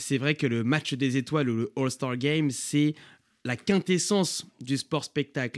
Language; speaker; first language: French; native; French